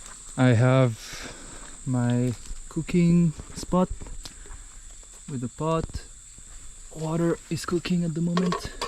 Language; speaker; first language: English; non-native, fluent; French